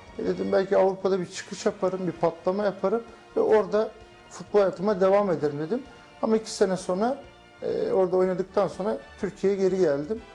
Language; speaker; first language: Turkish; early bilingual, heritage; Turkish